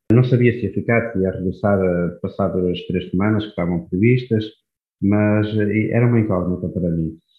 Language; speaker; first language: Portuguese; native; Portuguese